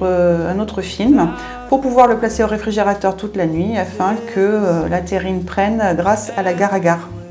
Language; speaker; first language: French; native; French